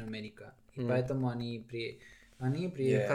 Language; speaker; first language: Russian; non-native, learner; Spanish